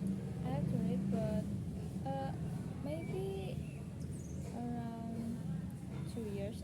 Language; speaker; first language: English; non-native, learner; Indonesian